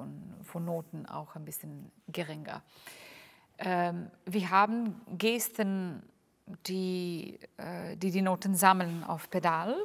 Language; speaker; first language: German; non-native, fluent; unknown